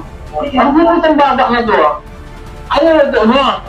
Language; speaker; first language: Filipino; non-native, local second language; Cebuano